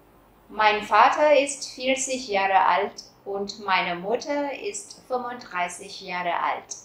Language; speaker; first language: German; non-native, fluent; Vietnamese